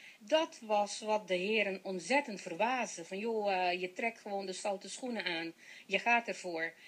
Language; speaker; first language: Dutch; non-native, local second language; Papiamento